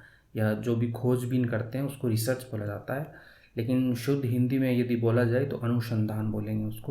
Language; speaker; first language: Hindi; native; Hindi